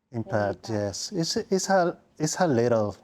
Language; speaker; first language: English; non-native, learner; Spanish